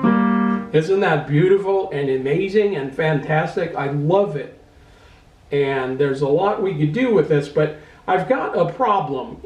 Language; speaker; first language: English; native; English